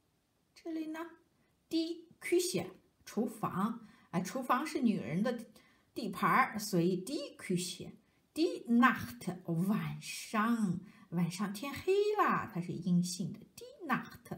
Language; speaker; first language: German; non-native, fluent; Chinese